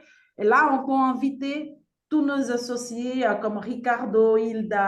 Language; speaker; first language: French; non-native, fluent; Portuguese